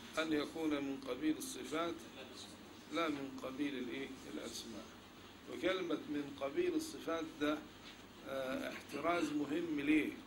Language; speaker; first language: Arabic; native; Arabic